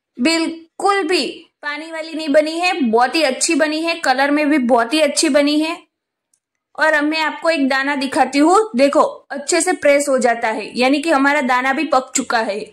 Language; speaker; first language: Hindi; non-native, local second language; Gujarati